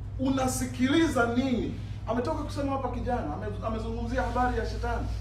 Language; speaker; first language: Swahili; non-native, local second language; Sukuma